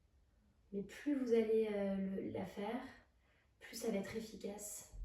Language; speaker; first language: French; native; French